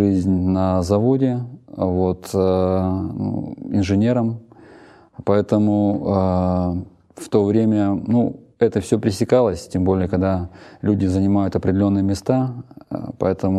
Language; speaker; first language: Russian; native; Russian